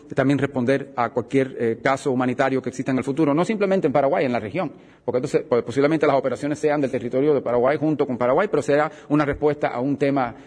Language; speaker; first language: Spanish; early bilingual, heritage; Spanish